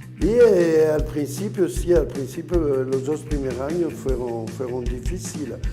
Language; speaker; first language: Spanish; non-native, fluent; French